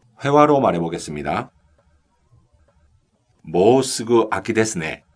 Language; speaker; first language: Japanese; non-native, fluent; Korean